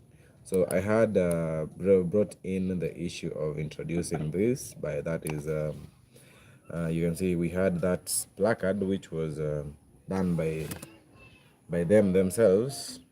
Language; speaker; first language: English; non-native, local second language; Swahili